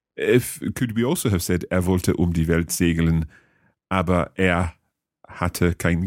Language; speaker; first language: German; non-native, learner; English